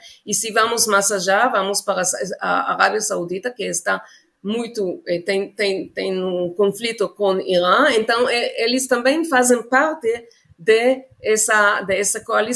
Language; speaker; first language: Portuguese; non-native, fluent; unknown